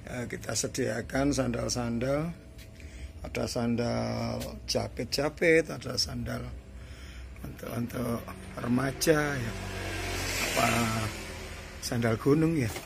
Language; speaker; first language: Indonesian; non-native, local second language; Javanese